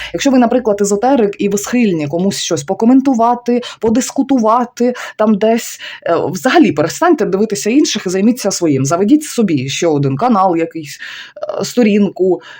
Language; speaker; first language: Ukrainian; non-native, local second language; Russian